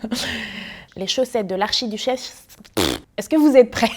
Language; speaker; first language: French; early bilingual, other home language; Arabic